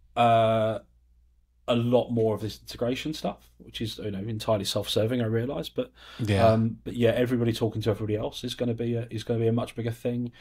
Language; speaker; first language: English; native; English